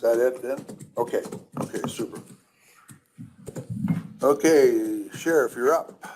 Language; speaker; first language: English; native; English